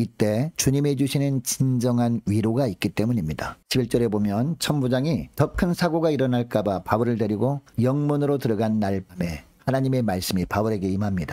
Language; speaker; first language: Korean; native; Korean